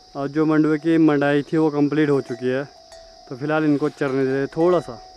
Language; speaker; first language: Hindi; native; Hindi